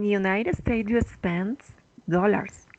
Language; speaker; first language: English; non-native, learner; Spanish